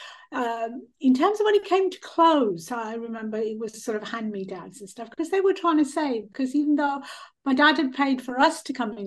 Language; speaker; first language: English; early bilingual, other home language; Punjabi